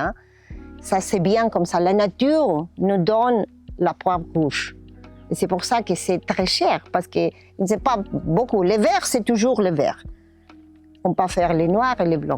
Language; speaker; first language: French; non-native, learner; Spanish